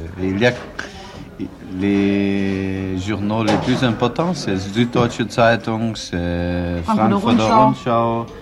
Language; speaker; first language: French; non-native, fluent; German